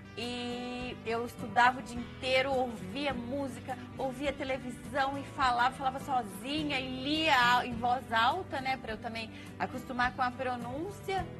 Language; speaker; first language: Portuguese; native; Portuguese